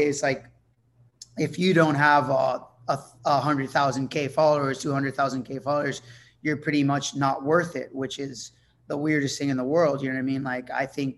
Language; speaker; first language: English; non-native, fluent; Spanish